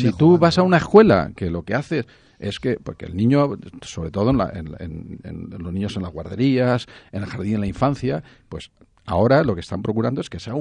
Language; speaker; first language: Spanish; native; Spanish